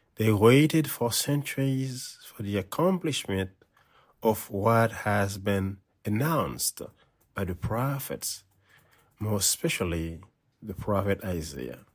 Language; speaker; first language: English; non-native, fluent; Haitian Creole